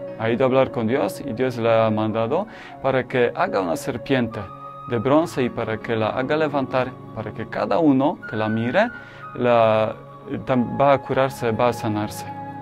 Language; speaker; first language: Spanish; non-native, fluent; Polish